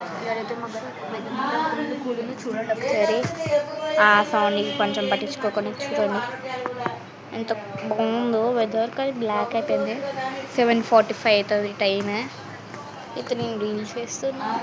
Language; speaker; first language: Telugu; native; Telugu